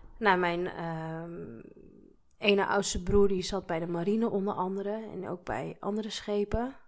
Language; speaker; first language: Dutch; native; Dutch